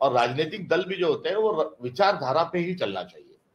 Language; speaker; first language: Hindi; non-native, local second language; Marathi